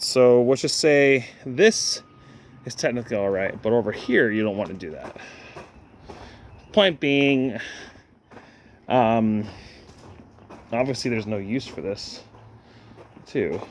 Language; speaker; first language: English; native; English